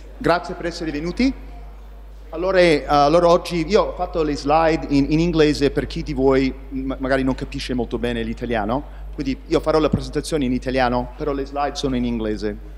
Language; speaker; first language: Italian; non-native, fluent; English